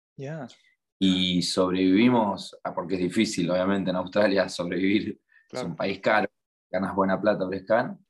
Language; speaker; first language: Spanish; native; Spanish